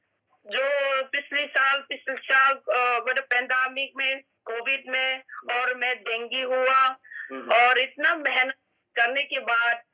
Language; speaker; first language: Hindi; non-native, local second language; Manipuri